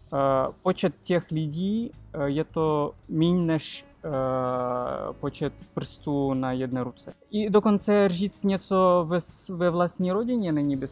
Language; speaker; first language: Czech; non-native, fluent; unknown